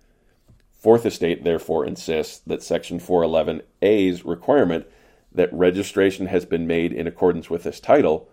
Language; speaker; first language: English; native; English